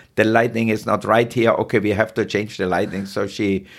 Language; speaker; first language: English; non-native, fluent; German